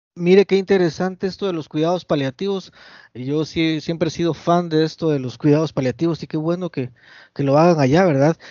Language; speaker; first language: Spanish; native; Spanish